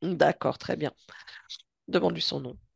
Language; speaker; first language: French; native; French